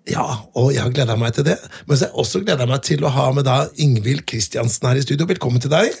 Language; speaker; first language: Norwegian; native; Norwegian